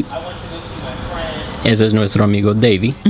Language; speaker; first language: Spanish; non-native, fluent; English